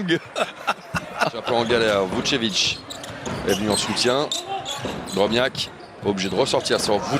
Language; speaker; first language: French; native; French